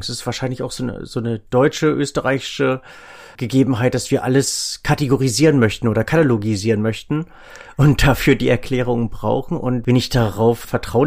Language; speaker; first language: German; native; German